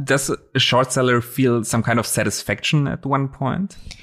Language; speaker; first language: English; non-native, fluent; German